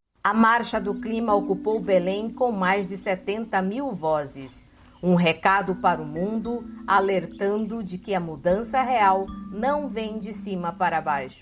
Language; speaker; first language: Portuguese; native; Portuguese